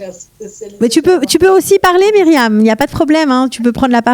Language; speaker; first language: French; native; French